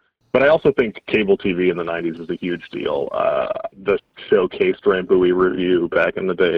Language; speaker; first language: English; native; English